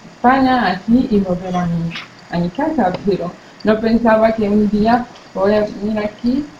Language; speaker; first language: Spanish; non-native, learner; Arabic